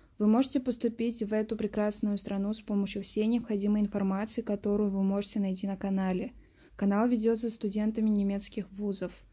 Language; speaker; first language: Russian; non-native, local second language; Uzbek